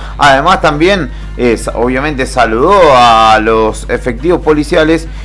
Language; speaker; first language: Spanish; native; Spanish